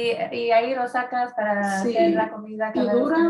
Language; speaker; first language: Spanish; early bilingual, heritage; Spanish